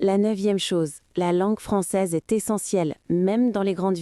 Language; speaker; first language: French; non-native, fluent; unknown